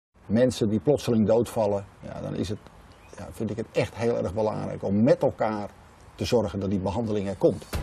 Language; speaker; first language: Dutch; native; Dutch